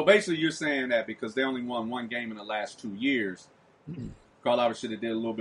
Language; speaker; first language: English; native; English